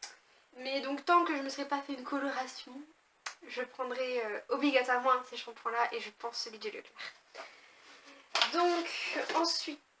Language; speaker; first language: French; native; French